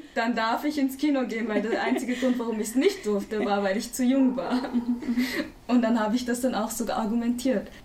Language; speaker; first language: German; native; German